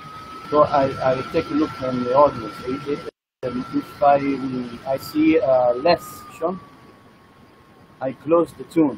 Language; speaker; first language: English; non-native, learner; Italian